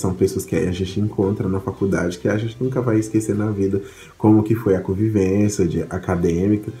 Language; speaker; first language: Portuguese; non-native, fluent; Haitian Creole